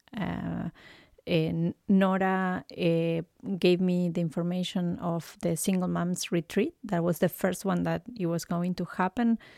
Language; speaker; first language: English; non-native, fluent; Spanish